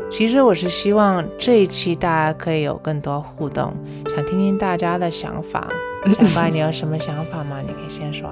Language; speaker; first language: Chinese; early bilingual, heritage; Chinese